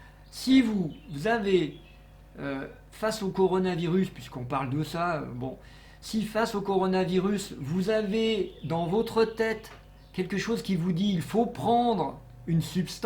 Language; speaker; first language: French; native; French